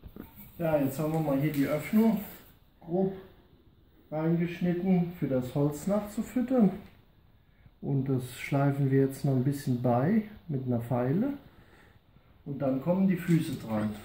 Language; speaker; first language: German; native; German